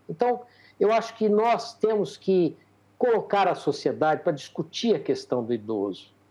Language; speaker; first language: Portuguese; native; Portuguese